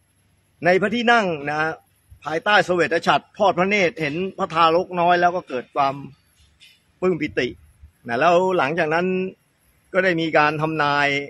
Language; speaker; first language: Thai; native; Thai